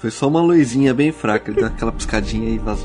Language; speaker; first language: Portuguese; native; Portuguese